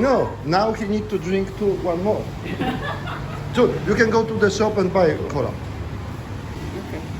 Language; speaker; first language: English; non-native, learner; Polish